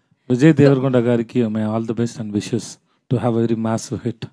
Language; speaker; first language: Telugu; non-native, learner; Tamil